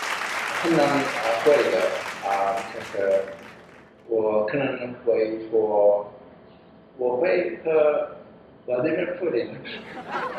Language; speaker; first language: Chinese; non-native, learner; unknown